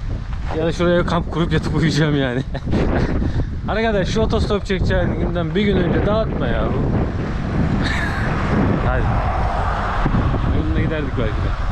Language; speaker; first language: Turkish; native; Turkish